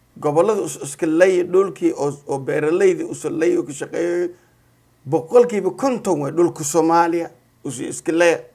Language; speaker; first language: Somali; non-native, local second language; Maay